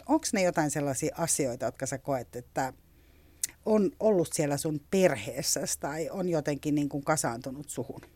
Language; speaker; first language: Finnish; native; Finnish